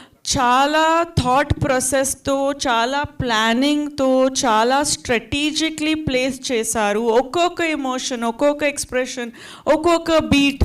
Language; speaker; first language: Telugu; non-native, fluent; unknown